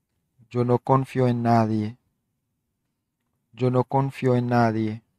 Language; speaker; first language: Spanish; non-native, learner; Haitian Creole